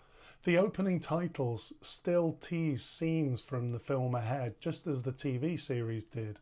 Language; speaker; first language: English; native; English